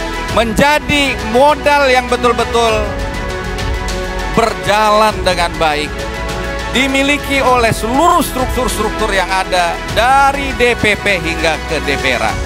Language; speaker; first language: Indonesian; native; Indonesian